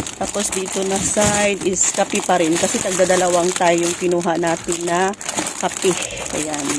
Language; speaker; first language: Filipino; non-native, local second language; Cebuano